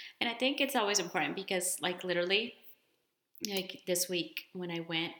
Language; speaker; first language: English; early bilingual, other home language; Spanish